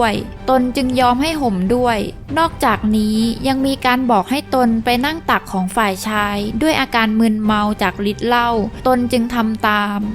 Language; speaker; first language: Thai; native; Thai